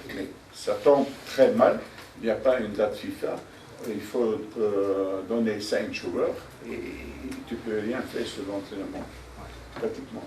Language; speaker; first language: French; non-native, fluent; Dutch